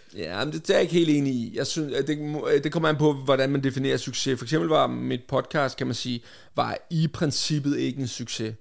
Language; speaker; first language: Danish; native; Danish